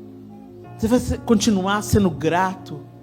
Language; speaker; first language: Portuguese; native; Portuguese